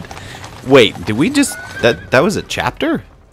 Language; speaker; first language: English; native; English